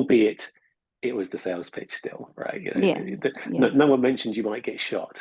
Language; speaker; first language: English; native; English